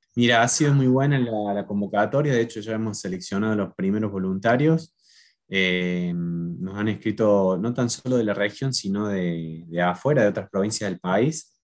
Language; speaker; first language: Spanish; native; Spanish